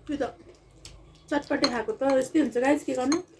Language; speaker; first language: Nepali; native; Nepali